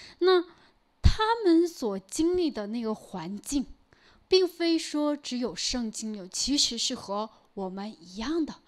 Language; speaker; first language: Chinese; non-native, local second language; Korean